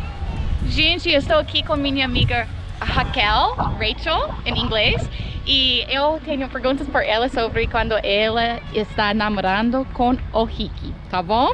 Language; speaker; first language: Portuguese; non-native, learner; English